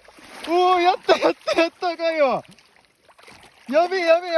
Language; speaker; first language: Japanese; native; Japanese